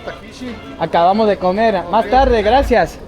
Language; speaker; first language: Spanish; early bilingual, heritage; English